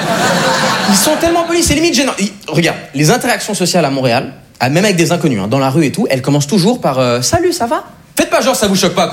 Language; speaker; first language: French; native; French